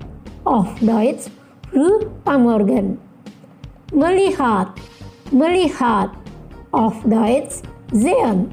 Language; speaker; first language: German; non-native, learner; Indonesian